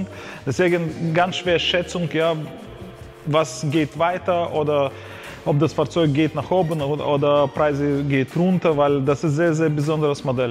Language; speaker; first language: German; non-native, fluent; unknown